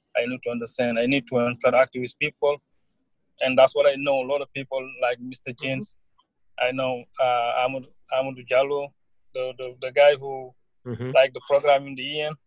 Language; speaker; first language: English; non-native, learner; Wolof